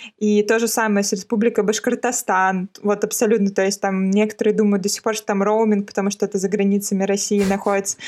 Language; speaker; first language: Russian; native; Russian